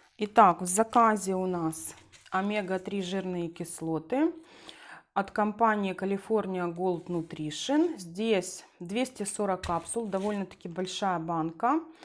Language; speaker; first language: Russian; non-native, local second language; Ukrainian